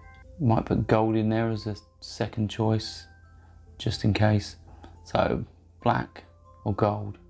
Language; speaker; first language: English; native; English